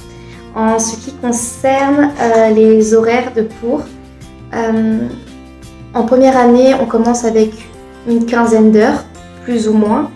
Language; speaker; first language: French; native; French